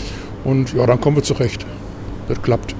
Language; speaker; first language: German; native; German